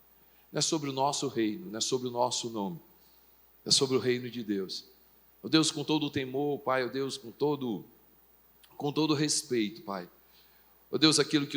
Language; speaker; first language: Portuguese; native; Portuguese